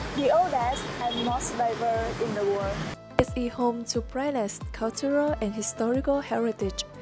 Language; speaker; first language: English; non-native, fluent; Vietnamese